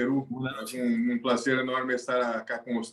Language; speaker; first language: Spanish; non-native, learner; Portuguese